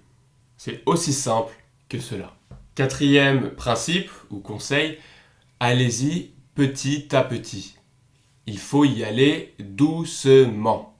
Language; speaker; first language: French; native; French